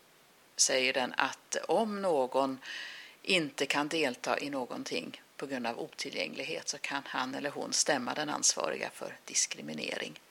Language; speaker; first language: Swedish; native; Swedish